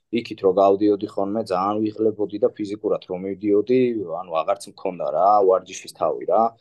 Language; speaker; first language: Georgian; native; Georgian